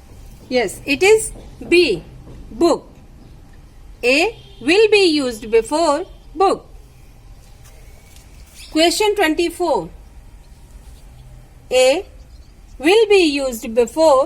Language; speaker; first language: English; non-native, local second language; Hindi